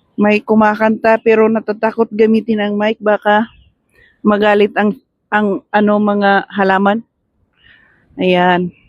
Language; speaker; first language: Filipino; non-native, local second language; Cebuano